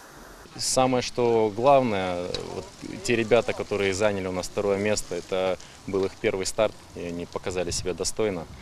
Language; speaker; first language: Russian; native; Russian